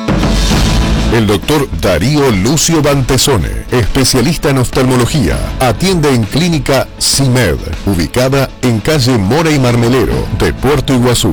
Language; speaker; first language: Spanish; native; Spanish